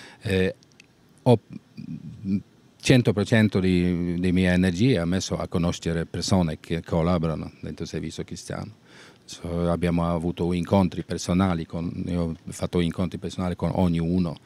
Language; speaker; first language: Italian; non-native, learner; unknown